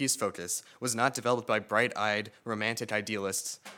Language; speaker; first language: English; native; English